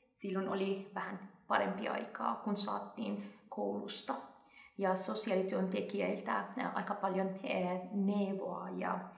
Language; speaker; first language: Finnish; non-native, fluent; Persian